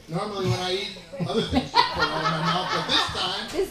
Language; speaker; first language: English; native; English